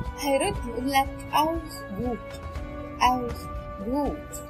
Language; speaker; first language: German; non-native, learner; Arabic